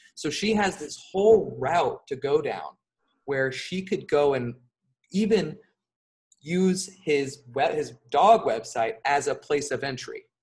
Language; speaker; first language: English; native; English